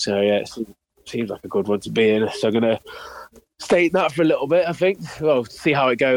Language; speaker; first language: English; native; English